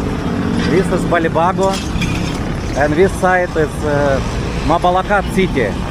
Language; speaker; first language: English; non-native, learner; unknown